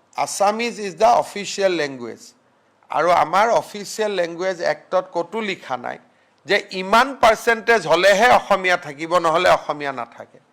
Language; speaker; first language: Assamese; native; Assamese